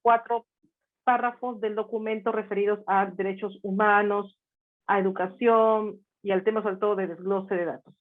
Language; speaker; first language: Spanish; native; Spanish